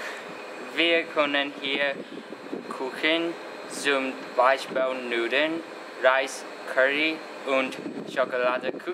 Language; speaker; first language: German; non-native, learner; Cantonese